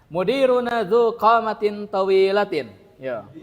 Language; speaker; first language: Arabic; non-native, fluent; Indonesian